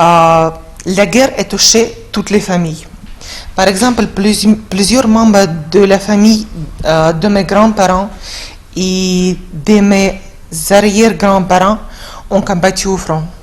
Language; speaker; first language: French; non-native, fluent; Russian